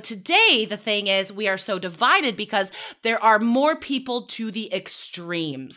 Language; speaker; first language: English; native; English